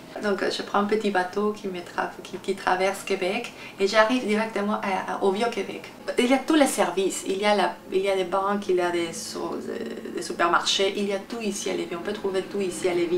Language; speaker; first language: French; non-native, fluent; Spanish